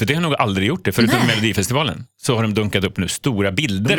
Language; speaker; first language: Swedish; native; Swedish